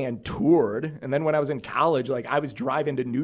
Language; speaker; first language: English; native; English